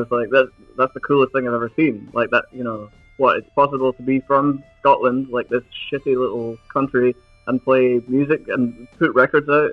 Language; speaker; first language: English; native; English